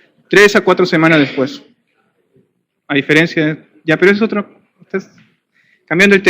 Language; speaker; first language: Spanish; native; Spanish